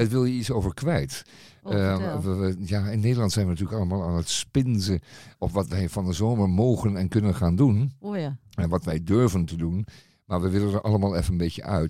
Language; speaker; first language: Dutch; native; Dutch